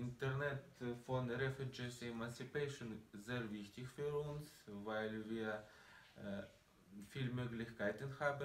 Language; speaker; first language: German; non-native, learner; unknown